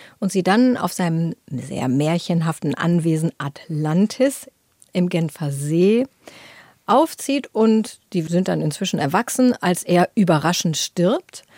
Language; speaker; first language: German; native; German